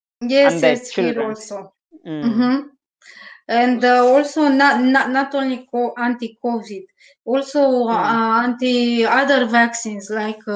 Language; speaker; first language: English; non-native, learner; Romanian